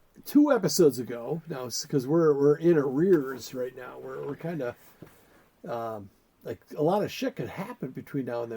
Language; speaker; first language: English; native; English